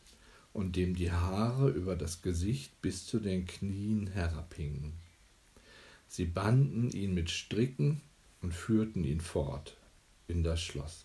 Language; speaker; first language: German; native; German